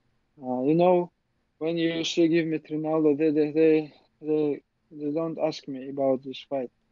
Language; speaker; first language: English; non-native, learner; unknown